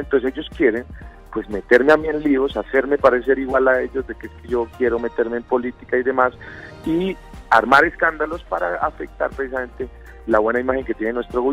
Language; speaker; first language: Spanish; native; Spanish